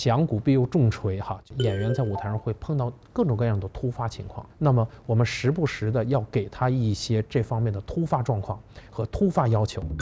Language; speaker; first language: Chinese; native; Chinese